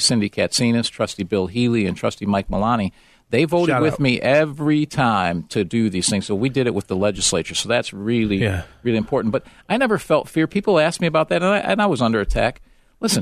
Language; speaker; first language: English; native; English